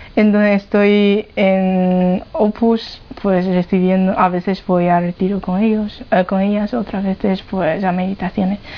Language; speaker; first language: Spanish; non-native, fluent; Chinese